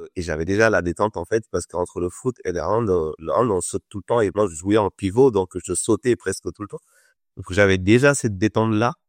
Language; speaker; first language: French; non-native, local second language; Wolof